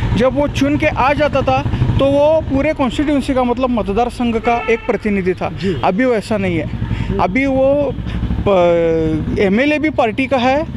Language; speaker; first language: Hindi; non-native, local second language; Marathi